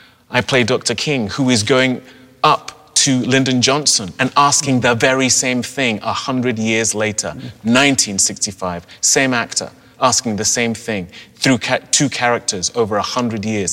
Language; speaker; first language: English; native; English